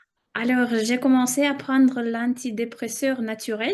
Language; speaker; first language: French; non-native, fluent; Russian